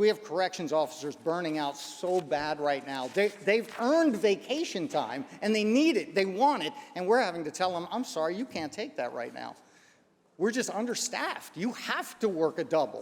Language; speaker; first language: English; native; English